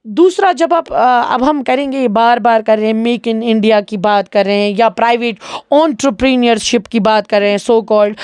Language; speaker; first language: Urdu; non-native, local second language; Kashmiri